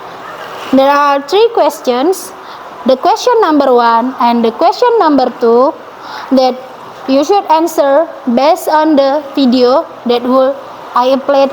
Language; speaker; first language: English; non-native, learner; Indonesian